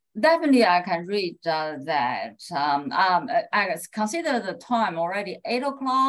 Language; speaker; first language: English; non-native, fluent; Chinese